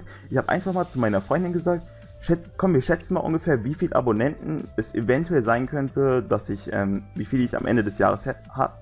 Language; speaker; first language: German; native; German